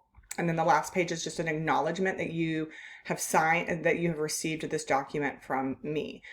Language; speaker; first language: English; native; English